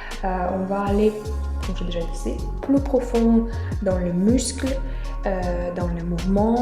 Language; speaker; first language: French; non-native, fluent; Russian